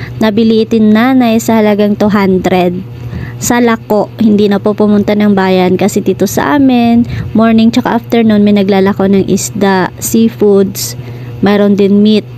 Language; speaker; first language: Filipino; non-native, local second language; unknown